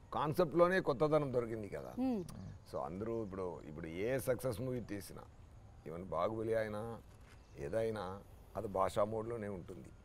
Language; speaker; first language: Telugu; non-native, learner; Tamil